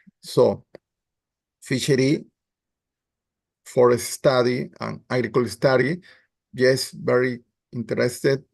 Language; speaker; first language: English; non-native, learner; Spanish